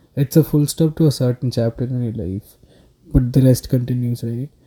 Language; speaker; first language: English; non-native, local second language; Telugu